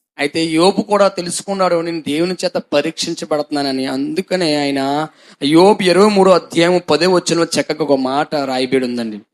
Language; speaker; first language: Telugu; non-native, local second language; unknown